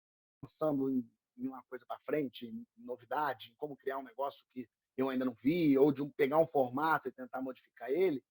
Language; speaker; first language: Portuguese; native; Portuguese